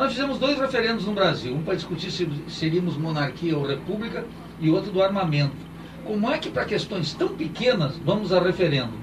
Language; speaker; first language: Portuguese; native; Portuguese